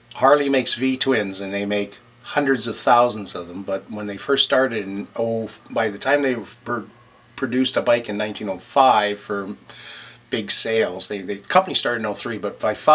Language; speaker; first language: English; native; English